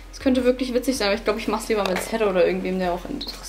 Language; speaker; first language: German; native; German